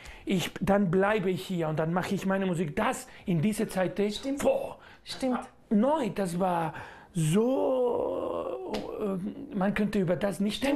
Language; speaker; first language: German; non-native, learner; Spanish